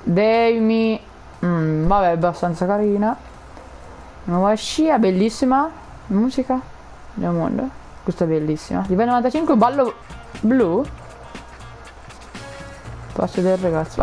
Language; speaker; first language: Italian; native; Italian